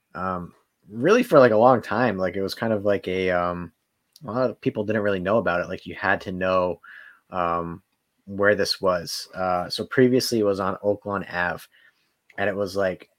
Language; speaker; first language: English; native; English